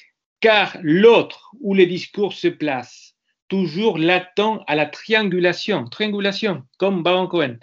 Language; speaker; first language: French; non-native, fluent; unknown